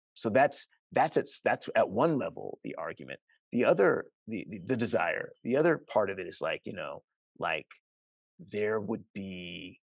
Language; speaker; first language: English; native; English